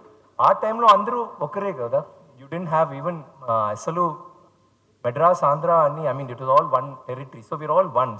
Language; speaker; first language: Telugu; non-native, fluent; Tamil